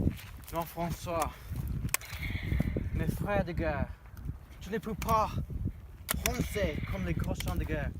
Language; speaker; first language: French; non-native, learner; English